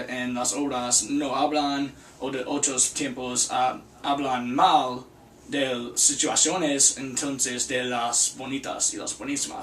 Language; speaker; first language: Spanish; non-native, learner; English